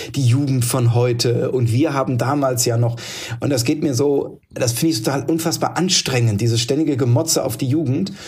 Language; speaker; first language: German; native; German